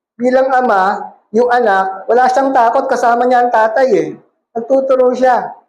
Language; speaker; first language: Filipino; non-native, local second language; Cebuano